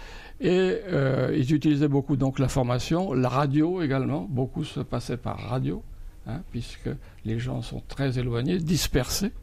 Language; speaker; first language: French; native; French